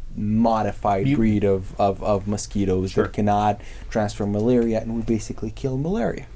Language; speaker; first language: English; non-native, fluent; Serbian